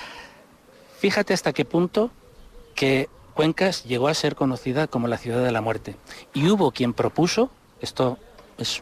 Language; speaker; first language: Spanish; native; Spanish